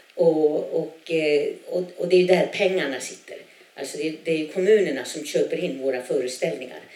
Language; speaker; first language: Swedish; non-native, local second language; Northern Sami